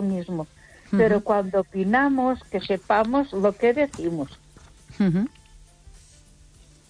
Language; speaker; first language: Spanish; non-native, local second language; Catalan